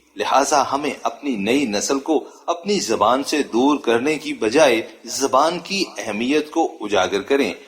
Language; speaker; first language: Urdu; non-native, local second language; Punjabi